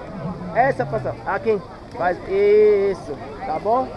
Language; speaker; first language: Portuguese; non-native, learner; Arabic